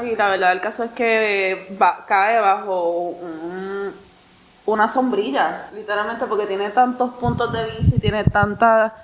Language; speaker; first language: Spanish; non-native, learner; English